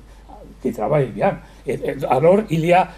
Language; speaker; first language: French; non-native, learner; Spanish